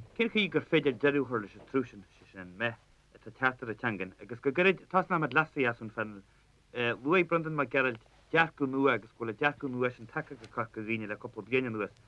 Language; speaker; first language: Irish; native; Irish